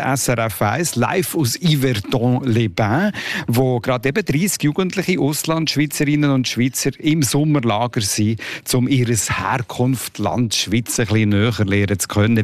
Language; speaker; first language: German; native; German